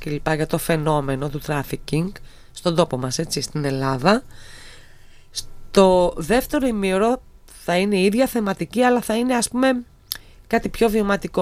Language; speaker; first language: Greek; native; Greek